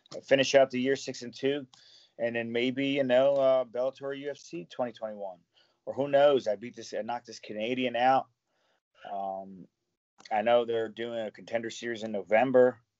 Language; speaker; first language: English; native; English